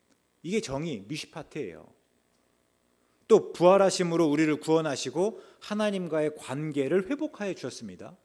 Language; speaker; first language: Korean; native; Korean